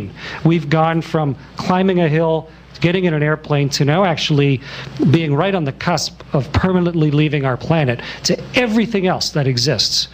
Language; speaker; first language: English; native; English